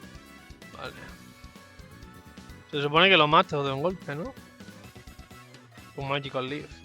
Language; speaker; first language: Spanish; native; Spanish